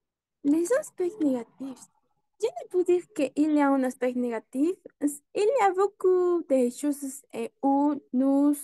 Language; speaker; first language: French; non-native, learner; Spanish